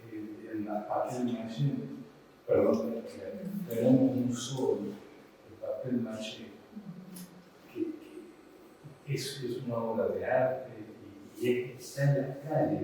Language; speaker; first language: Spanish; non-native, fluent; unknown